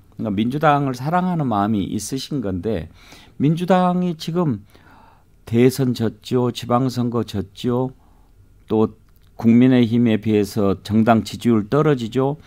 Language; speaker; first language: Korean; native; Korean